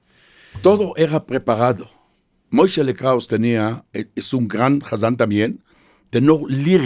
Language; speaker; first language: Spanish; non-native, fluent; Hebrew